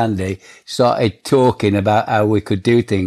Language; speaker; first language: English; native; English